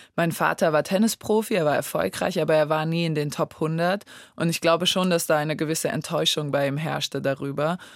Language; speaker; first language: German; non-native, local second language; Serbian